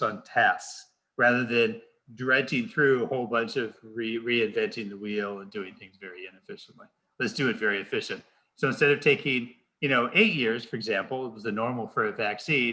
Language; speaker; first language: English; native; English